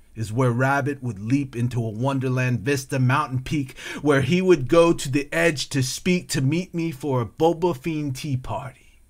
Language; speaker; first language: English; native; English